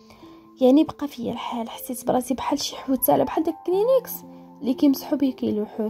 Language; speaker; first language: Arabic; native; Arabic